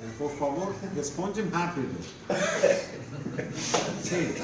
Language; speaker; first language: Portuguese; non-native, fluent; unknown